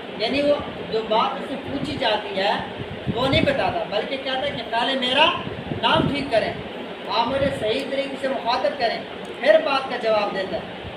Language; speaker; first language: Urdu; native; Urdu